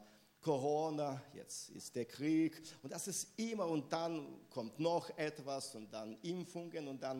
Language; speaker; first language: German; non-native, fluent; Russian